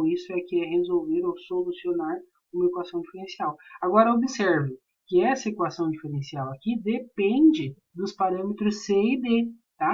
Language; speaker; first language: Portuguese; native; Portuguese